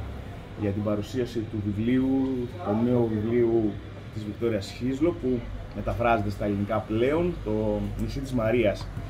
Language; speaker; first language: Greek; native; Greek